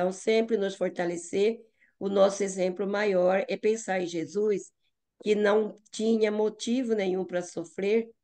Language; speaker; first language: Portuguese; native; Portuguese